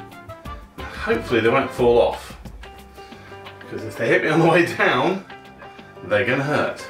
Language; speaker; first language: English; native; English